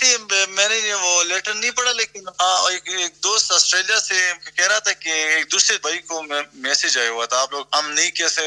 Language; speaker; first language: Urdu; non-native, fluent; Pashto